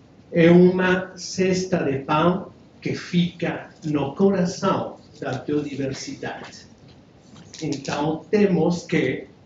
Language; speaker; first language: Portuguese; non-native, learner; Spanish